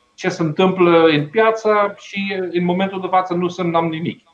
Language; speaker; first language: Romanian; non-native, fluent; Dutch